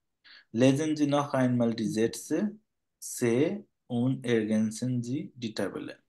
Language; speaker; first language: German; non-native, fluent; Bangla